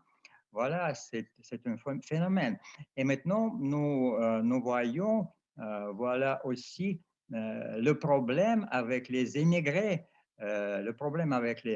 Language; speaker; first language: French; non-native, fluent; Russian